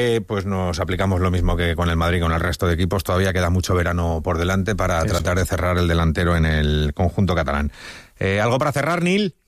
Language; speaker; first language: Spanish; native; Spanish